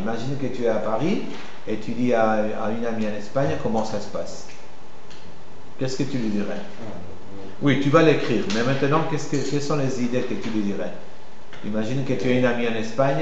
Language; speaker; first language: French; non-native, fluent; Spanish